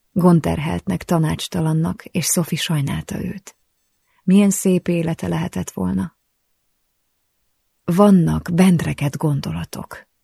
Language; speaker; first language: Hungarian; native; Hungarian